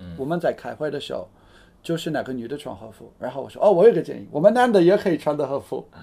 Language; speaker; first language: Chinese; non-native, fluent; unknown